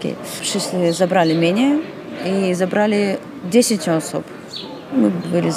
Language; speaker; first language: Polish; non-native, learner; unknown